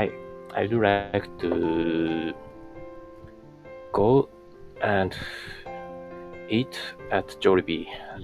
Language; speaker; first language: English; non-native, learner; Japanese